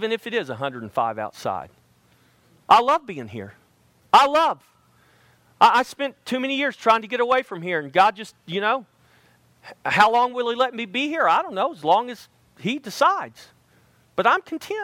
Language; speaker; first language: English; native; English